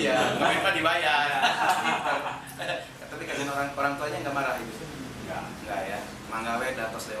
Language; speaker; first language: Indonesian; native; Indonesian